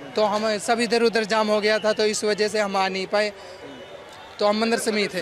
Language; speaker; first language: Hindi; native; Hindi